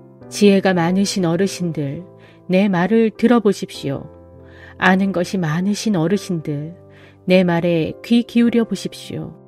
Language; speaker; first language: Korean; native; Korean